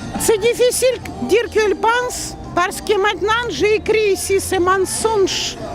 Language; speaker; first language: French; non-native, learner; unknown